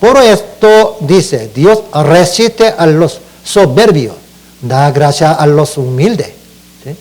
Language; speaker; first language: Spanish; non-native, learner; Korean